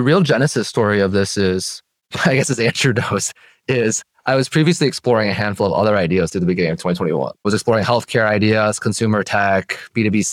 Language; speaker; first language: English; native; English